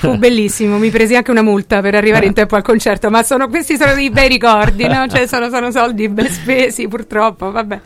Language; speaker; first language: Italian; native; Italian